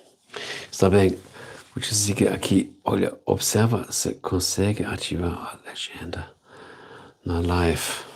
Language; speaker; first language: Portuguese; non-native, learner; German